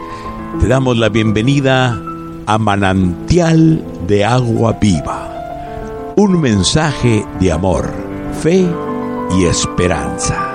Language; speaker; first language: Spanish; native; Spanish